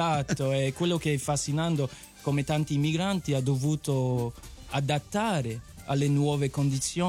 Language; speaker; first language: Italian; native; Italian